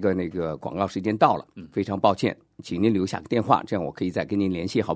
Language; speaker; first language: Chinese; native; Chinese